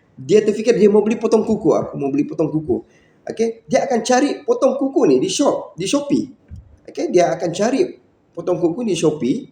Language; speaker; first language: Malay; native; Malay